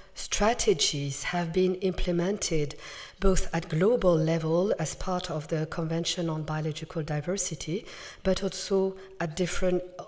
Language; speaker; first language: English; non-native, fluent; French